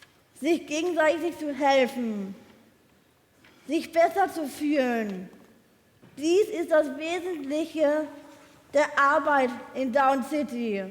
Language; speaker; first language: German; non-native, learner; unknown